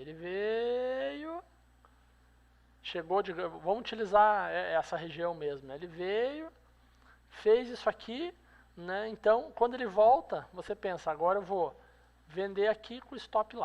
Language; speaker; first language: Portuguese; native; Portuguese